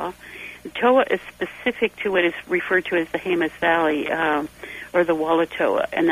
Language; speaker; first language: English; native; English